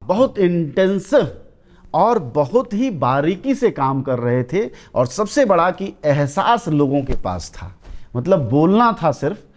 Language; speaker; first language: Hindi; native; Hindi